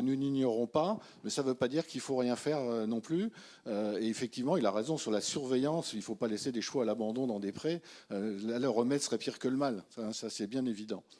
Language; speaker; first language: French; native; French